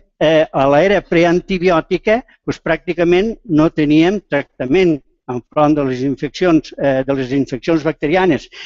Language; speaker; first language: Catalan; native; Catalan